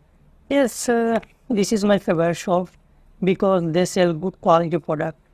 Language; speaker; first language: English; non-native, learner; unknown